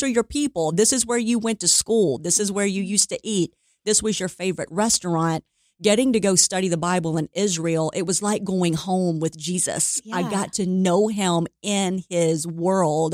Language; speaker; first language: English; native; English